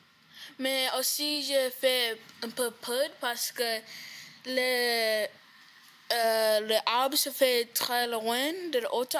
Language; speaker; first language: French; non-native, learner; English